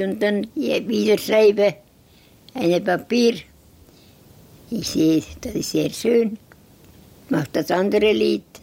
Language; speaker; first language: German; non-native, learner; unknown